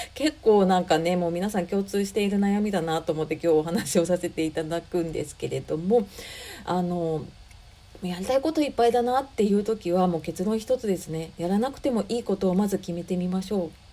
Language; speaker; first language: Japanese; native; Japanese